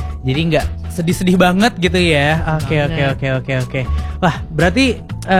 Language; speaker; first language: Indonesian; native; Indonesian